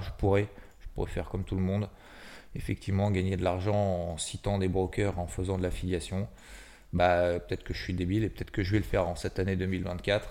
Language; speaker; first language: French; native; French